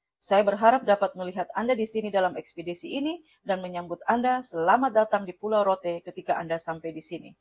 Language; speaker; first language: Indonesian; non-native, fluent; Russian